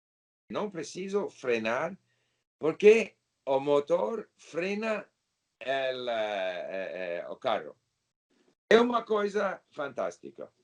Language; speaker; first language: Portuguese; non-native, learner; English